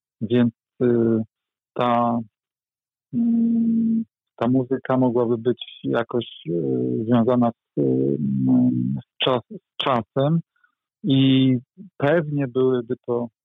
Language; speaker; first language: Polish; native; Polish